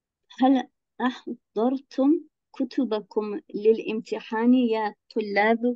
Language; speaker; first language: Arabic; non-native, learner; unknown